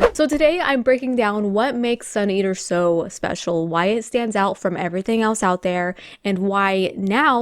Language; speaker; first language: English; native; English